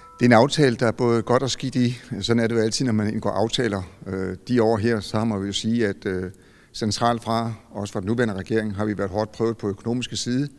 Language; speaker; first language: Danish; native; Danish